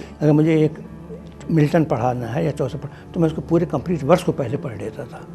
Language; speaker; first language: Urdu; native; Urdu